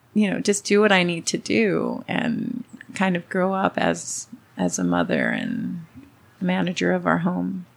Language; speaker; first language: English; early bilingual, other home language; Spanish